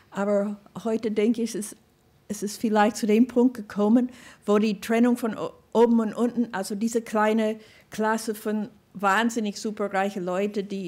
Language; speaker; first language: German; non-native, fluent; English